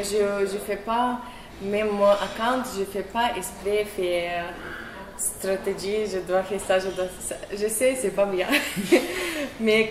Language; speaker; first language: French; non-native, learner; Russian